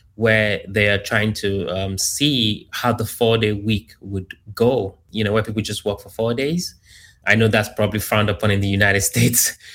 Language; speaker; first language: English; non-native, local second language; Yoruba